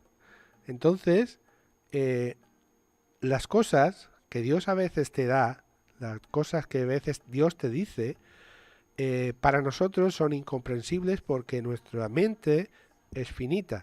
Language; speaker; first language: Spanish; native; Spanish